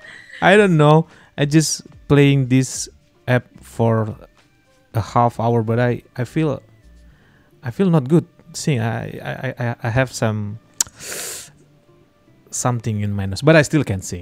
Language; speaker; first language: English; non-native, learner; Indonesian